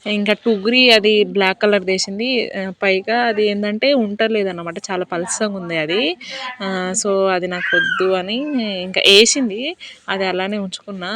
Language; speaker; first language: Telugu; non-native, local second language; Lambadi